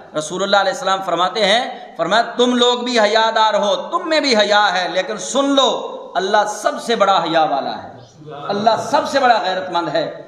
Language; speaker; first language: Urdu; non-native, local second language; Punjabi